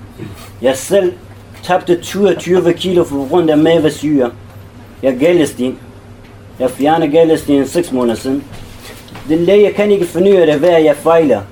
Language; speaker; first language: Danish; non-native, learner; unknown